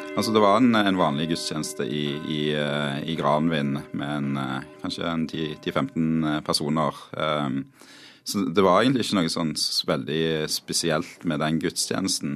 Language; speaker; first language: Norwegian; native; Norwegian